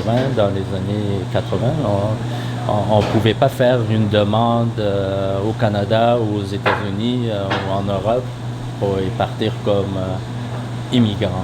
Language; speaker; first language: French; non-native, fluent; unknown